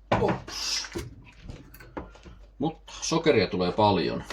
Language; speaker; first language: Finnish; non-native, fluent; Filipino